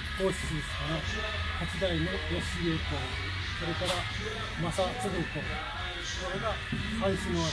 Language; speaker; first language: Japanese; native; Japanese